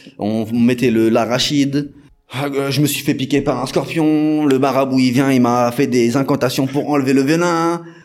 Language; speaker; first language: French; native; French